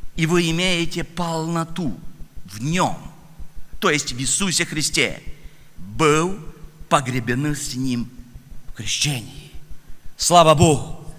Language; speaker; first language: Ukrainian; native; Ukrainian